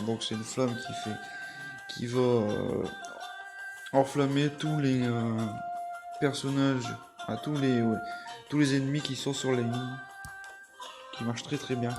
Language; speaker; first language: French; native; French